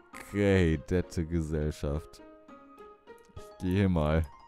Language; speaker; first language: German; native; German